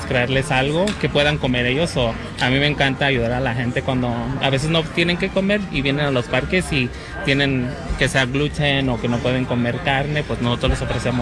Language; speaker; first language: Spanish; early bilingual, heritage; Spanish